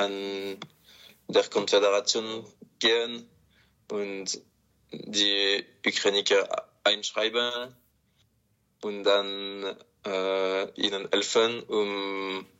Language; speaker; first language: German; non-native, local second language; French